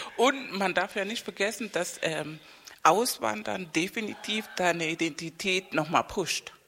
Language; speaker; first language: German; non-native, fluent; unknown